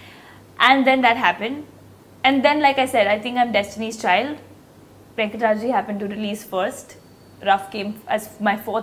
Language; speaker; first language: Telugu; non-native, local second language; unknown